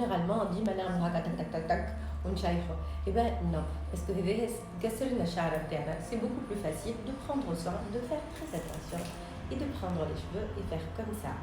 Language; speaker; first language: French; non-native, local second language; Arabic